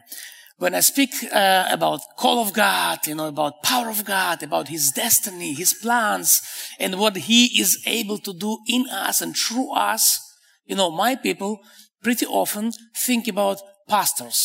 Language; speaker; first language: English; non-native, fluent; Hebrew